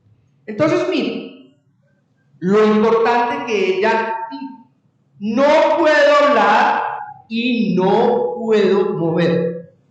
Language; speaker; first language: Spanish; native; Spanish